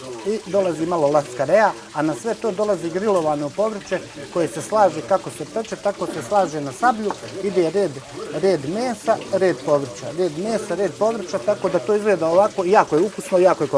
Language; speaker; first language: Bosnian; native; Bosnian